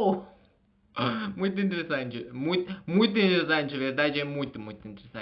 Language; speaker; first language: Portuguese; non-native, learner; Azerbaijani